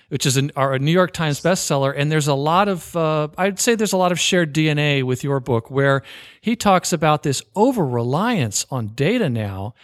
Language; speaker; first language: English; native; English